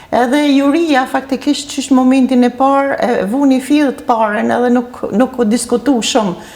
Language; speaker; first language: Albanian; native; Albanian